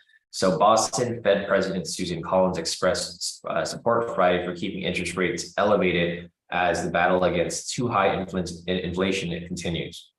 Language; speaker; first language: English; native; English